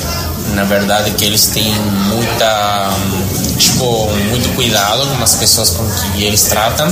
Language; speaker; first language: Portuguese; non-native, learner; Spanish